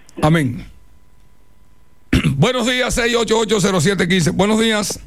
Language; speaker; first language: Spanish; native; Spanish